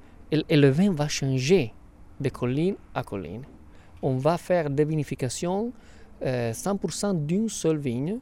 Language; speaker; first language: French; non-native, fluent; Italian